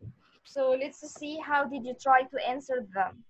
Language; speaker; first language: English; non-native, fluent; Arabic